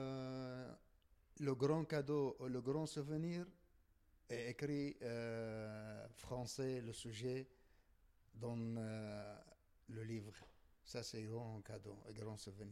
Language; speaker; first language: French; non-native, learner; Arabic